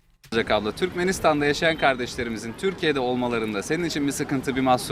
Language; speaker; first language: Turkish; native; Turkish